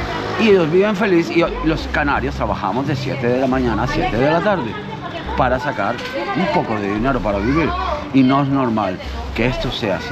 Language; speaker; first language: Spanish; native; Spanish